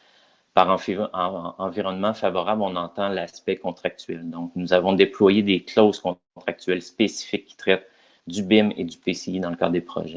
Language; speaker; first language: French; native; French